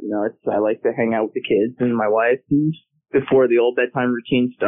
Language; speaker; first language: English; native; English